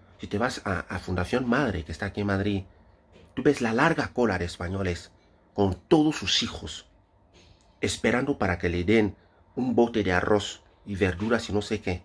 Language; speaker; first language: Spanish; non-native, fluent; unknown